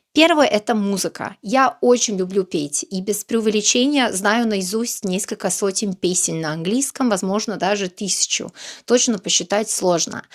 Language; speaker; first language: Russian; non-native, fluent; Serbian